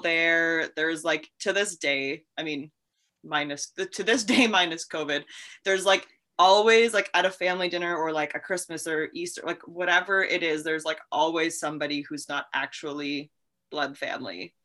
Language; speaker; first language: English; native; English